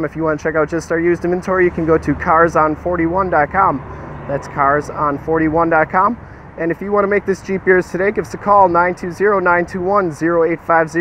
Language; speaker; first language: English; native; English